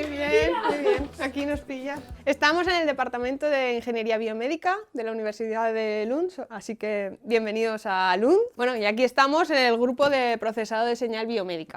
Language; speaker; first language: Spanish; native; Spanish